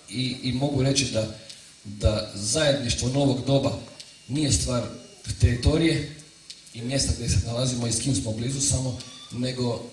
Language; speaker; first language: Croatian; native; Croatian